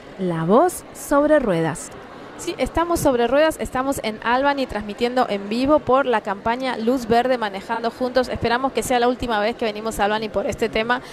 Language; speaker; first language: Spanish; native; Spanish